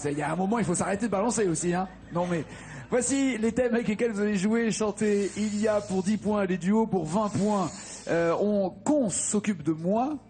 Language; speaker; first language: French; native; French